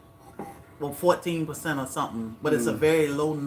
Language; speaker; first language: English; native; English